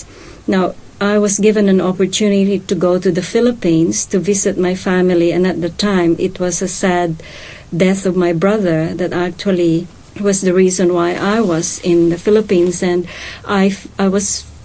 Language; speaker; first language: English; non-native, local second language; Hiligaynon